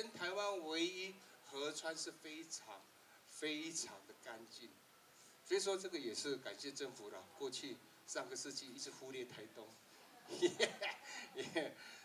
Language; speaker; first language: Chinese; native; Chinese